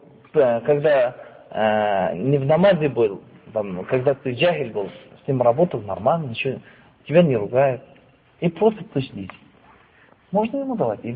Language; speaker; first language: Russian; non-native, fluent; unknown